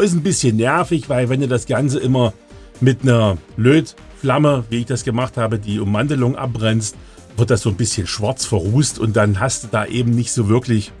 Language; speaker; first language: German; native; German